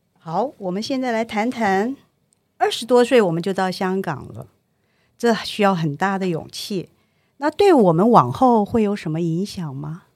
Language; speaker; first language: Chinese; native; Chinese